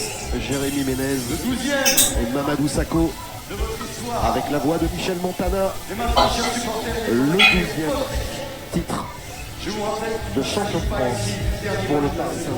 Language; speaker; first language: French; native; French